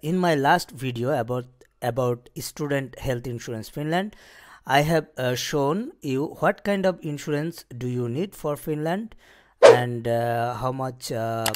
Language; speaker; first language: English; non-native, local second language; Bangla